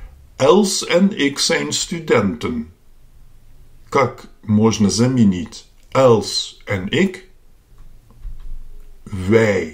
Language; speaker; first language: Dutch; non-native, fluent; Russian